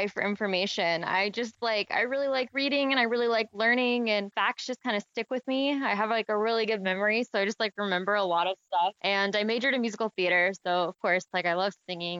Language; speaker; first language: English; native; English